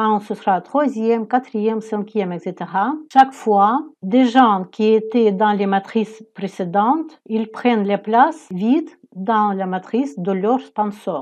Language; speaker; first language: French; non-native, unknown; Ukrainian